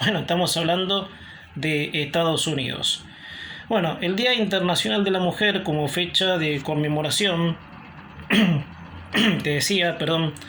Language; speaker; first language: Spanish; native; Spanish